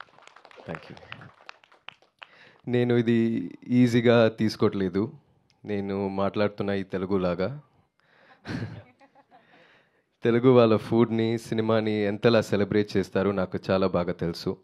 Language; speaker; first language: Telugu; non-native, local second language; Tamil